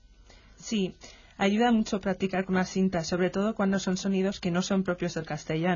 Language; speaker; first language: Spanish; non-native, fluent; English